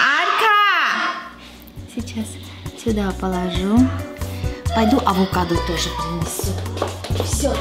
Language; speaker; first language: Russian; non-native, local second language; Armenian